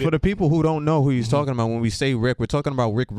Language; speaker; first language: English; native; English